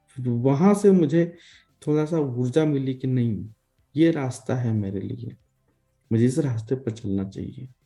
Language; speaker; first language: Hindi; native; Hindi